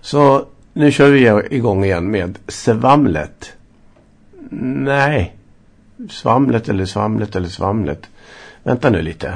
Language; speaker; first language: Swedish; native; Swedish